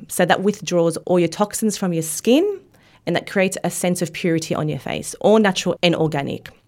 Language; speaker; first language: English; native; English